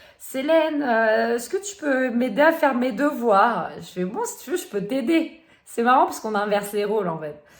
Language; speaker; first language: French; early bilingual, other home language; Turkish